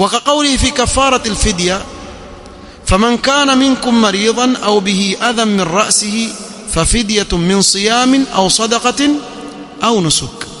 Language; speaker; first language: Arabic; non-native, fluent; Swahili